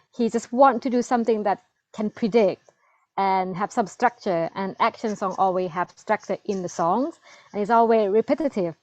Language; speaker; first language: English; non-native, learner; Thai